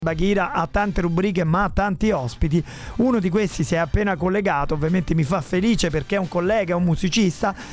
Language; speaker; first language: Italian; native; Italian